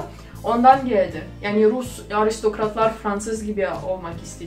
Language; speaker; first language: Turkish; non-native, fluent; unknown